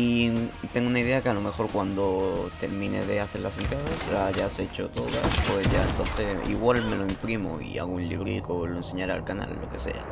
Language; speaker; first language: Spanish; native; Spanish